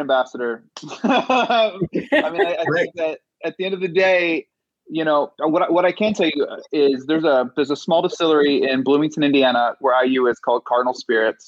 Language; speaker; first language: English; native; English